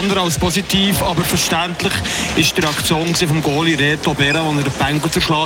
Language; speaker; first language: German; native; German